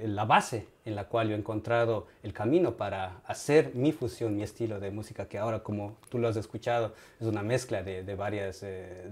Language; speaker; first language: Spanish; native; Spanish